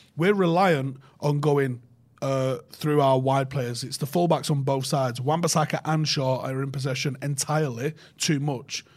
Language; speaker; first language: English; native; English